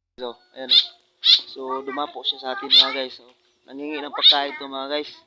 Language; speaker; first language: Filipino; non-native, local second language; Cebuano